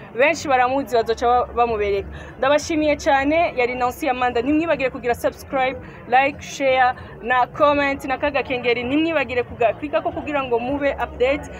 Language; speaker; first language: Rundi; native; Rundi